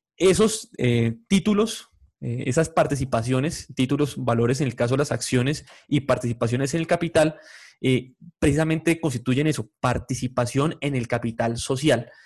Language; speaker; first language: Spanish; native; Spanish